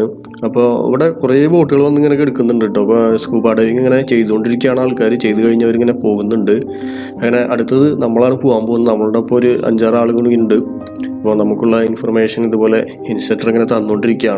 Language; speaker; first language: Malayalam; native; Malayalam